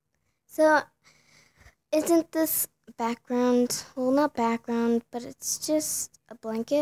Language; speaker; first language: English; native; English